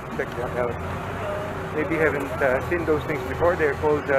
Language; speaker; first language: English; non-native, local second language; Filipino